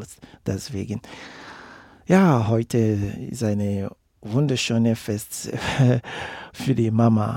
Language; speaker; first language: German; non-native, learner; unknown